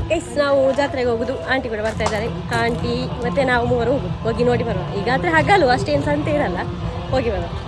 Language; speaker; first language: Kannada; non-native, local second language; Tulu